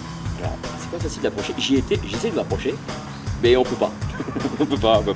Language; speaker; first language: French; native; French